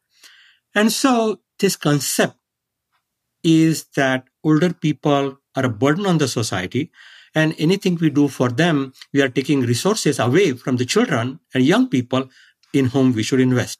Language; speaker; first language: English; non-native, local second language; Marathi